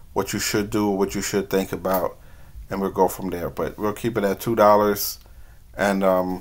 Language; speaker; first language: English; native; English